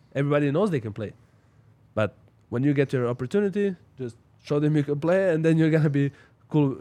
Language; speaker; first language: English; non-native, fluent; Slovenian